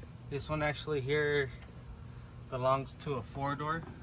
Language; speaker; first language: English; early bilingual, other home language; Spanish